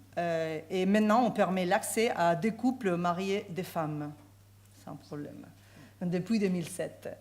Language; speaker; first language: French; non-native, fluent; Spanish